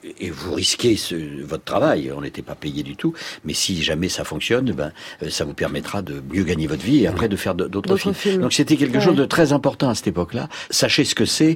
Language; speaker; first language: French; native; French